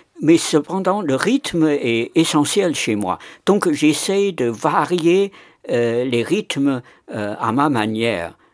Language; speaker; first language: French; non-native, fluent; Chinese